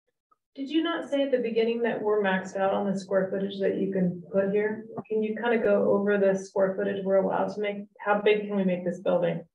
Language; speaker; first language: English; native; English